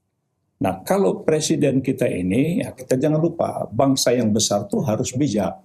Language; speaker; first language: Indonesian; native; Indonesian